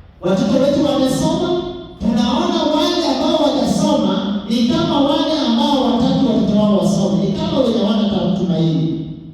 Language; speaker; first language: Swahili; non-native, local second language; Luo (Kenya and Tanzania)